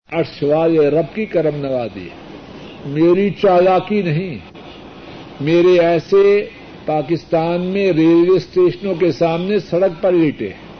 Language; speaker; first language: Urdu; non-native, local second language; Punjabi